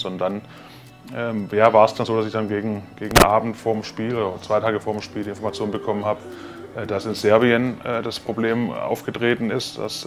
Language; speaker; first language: German; native; German